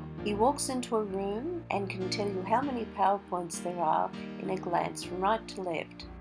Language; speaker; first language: English; native; English